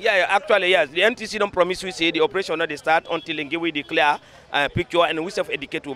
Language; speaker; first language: English; non-native, local second language; Krio